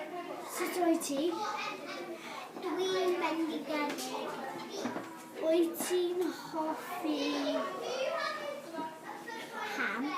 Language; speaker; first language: Welsh; non-native, learner; English